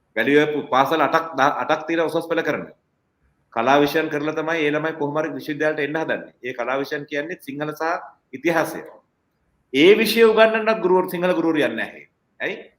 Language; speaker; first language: Sinhala; non-native, local second language; Tamil